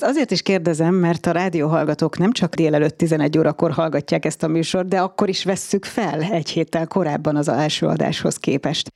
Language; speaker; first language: Hungarian; native; Hungarian